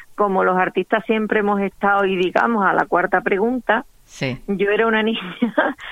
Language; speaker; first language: Spanish; native; Spanish